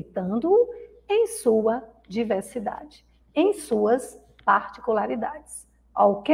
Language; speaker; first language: Portuguese; native; Portuguese